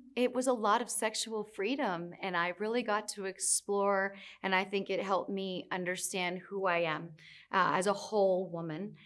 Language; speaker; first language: English; native; English